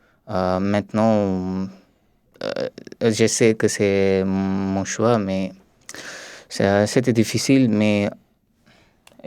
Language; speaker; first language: French; non-native, learner; Tamil